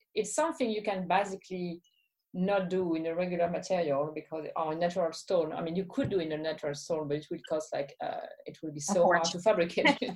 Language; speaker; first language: English; non-native, fluent; French